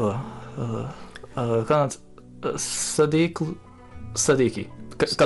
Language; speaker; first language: Arabic; non-native, learner; Japanese